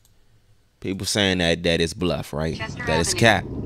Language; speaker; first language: English; native; English